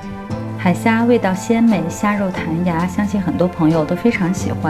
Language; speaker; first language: Chinese; native; Chinese